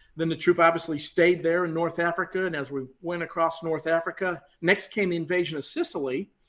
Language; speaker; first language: English; native; English